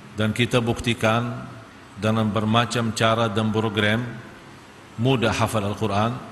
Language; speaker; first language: Malay; non-native, fluent; Arabic